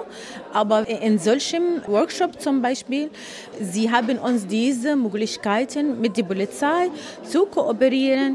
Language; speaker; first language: German; non-native, learner; Arabic